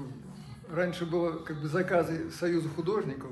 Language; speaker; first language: Russian; native; Russian